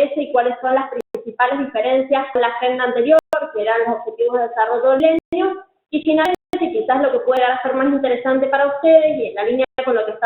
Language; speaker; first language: Spanish; native; Spanish